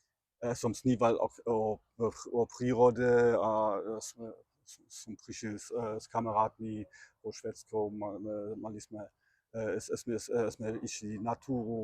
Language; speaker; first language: Slovak; non-native, learner; German